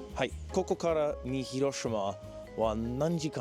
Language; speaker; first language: Japanese; non-native, learner; English